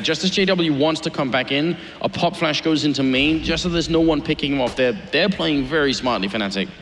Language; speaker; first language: English; non-native, fluent; Swedish